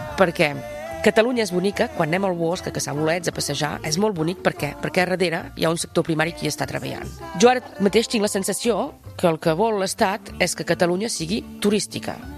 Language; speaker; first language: Catalan; non-native, local second language; French